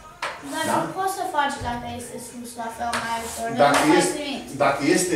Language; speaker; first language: Romanian; early bilingual, heritage; Romanian